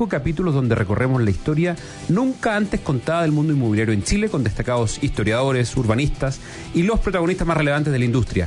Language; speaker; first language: Spanish; native; Spanish